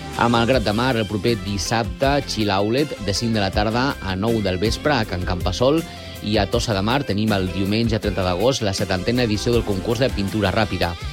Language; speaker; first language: Catalan; native; Catalan